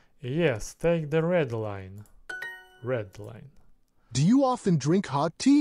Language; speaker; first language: English; non-native, learner; Russian